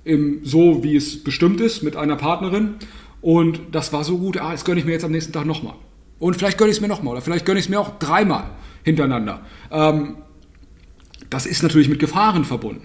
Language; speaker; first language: German; native; German